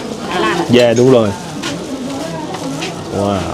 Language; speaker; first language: Vietnamese; non-native, learner; Thai